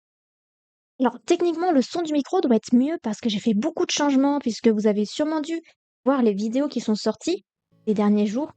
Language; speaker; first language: French; native; French